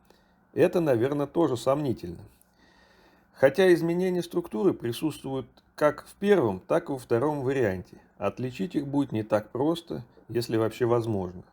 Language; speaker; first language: Russian; native; Russian